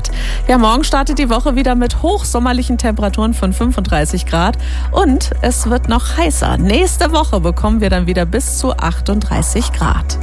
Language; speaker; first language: German; native; German